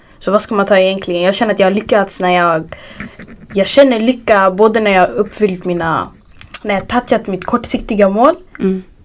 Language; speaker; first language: Swedish; early bilingual, other home language; Arabic